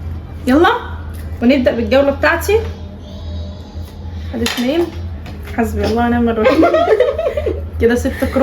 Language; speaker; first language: Arabic; native; Arabic